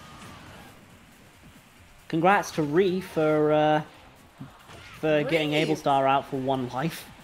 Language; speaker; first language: English; native; English